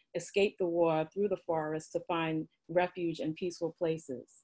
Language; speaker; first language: English; native; English